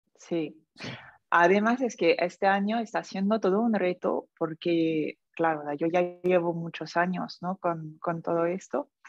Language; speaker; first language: Spanish; non-native, fluent; French